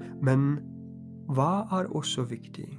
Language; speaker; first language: Norwegian; non-native, fluent; Polish